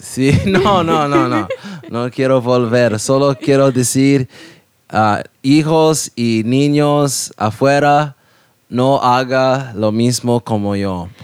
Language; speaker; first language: Spanish; non-native, learner; English